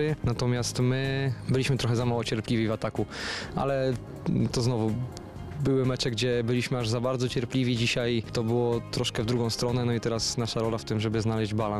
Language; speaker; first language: Polish; native; Polish